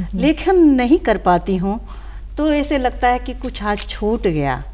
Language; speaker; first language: Hindi; non-native, local second language; Maithili